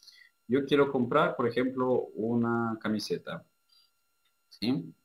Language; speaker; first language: Spanish; non-native, fluent; Russian